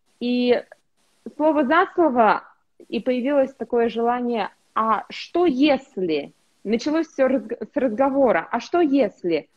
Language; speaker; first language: Russian; native; Russian